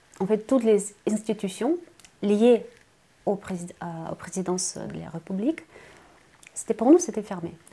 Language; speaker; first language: French; non-native, fluent; Russian